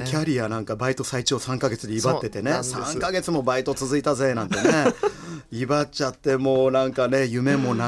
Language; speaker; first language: Japanese; native; Japanese